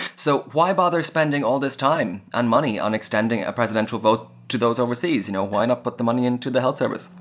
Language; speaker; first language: English; native; English